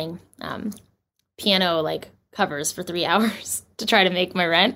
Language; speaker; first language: English; native; English